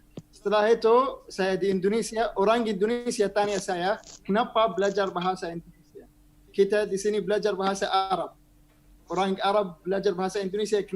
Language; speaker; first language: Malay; non-native, learner; Arabic